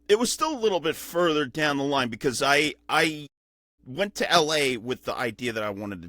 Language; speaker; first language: English; native; English